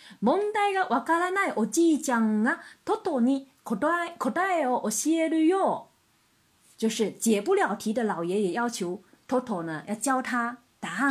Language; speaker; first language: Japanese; non-native, fluent; Chinese